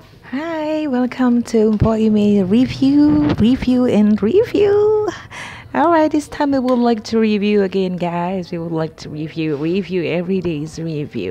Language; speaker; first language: English; non-native, fluent; Indonesian